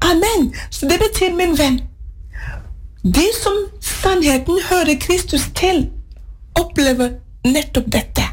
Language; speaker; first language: Norwegian; non-native, fluent; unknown